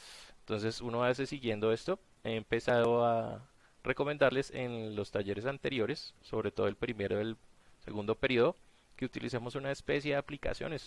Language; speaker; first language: Spanish; native; Spanish